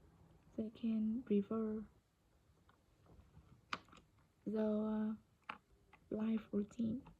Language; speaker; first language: English; non-native, learner; Vietnamese